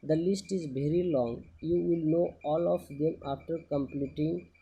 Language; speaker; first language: English; non-native, local second language; Nepali